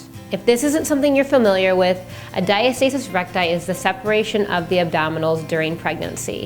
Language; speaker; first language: English; native; English